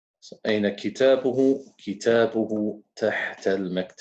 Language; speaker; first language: Arabic; non-native, fluent; English